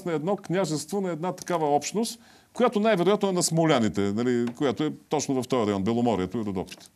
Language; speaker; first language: Bulgarian; native; Bulgarian